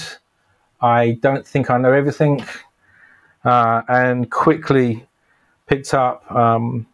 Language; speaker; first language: English; native; English